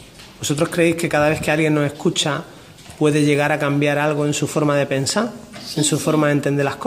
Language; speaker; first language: Spanish; native; Spanish